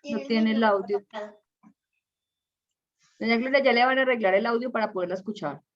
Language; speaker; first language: Spanish; native; Spanish